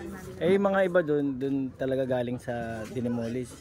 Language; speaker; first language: Filipino; native; Filipino